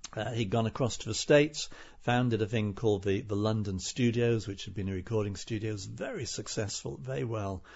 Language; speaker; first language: English; native; English